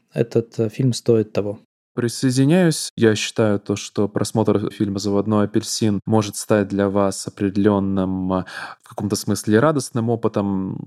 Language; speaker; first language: Russian; native; Russian